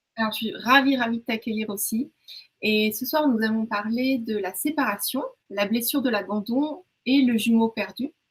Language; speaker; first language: French; native; French